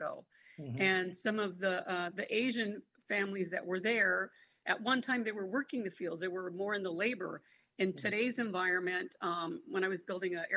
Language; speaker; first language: English; non-native, local second language; Spanish